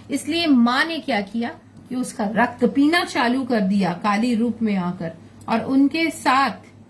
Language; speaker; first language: Hindi; non-native, local second language; Bangla